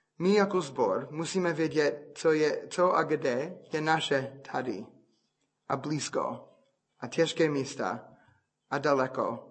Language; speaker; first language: Czech; non-native, fluent; English